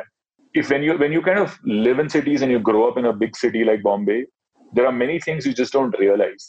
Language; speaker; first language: English; non-native, local second language; Hindi